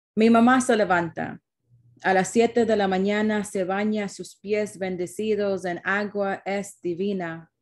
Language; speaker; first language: Spanish; early bilingual, heritage; Spanish